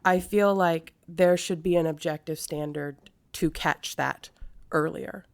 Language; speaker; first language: English; native; English